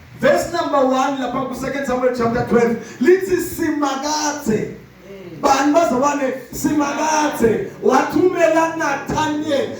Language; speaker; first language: Zulu; non-native, local second language; Swati